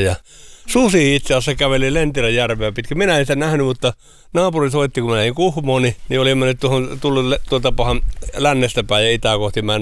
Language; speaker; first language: Finnish; native; Finnish